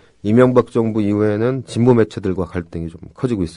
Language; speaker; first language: Korean; native; Korean